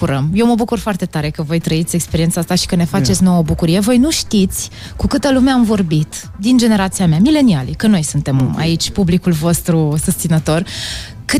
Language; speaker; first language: Romanian; native; Romanian